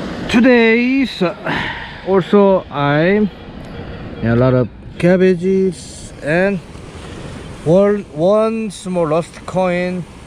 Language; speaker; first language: English; non-native, learner; Korean